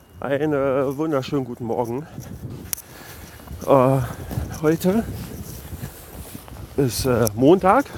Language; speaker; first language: German; native; German